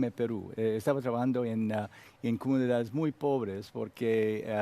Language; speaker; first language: Spanish; non-native, learner; Korean